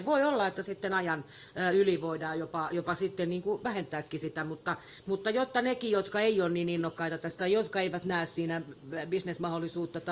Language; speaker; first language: Finnish; native; Finnish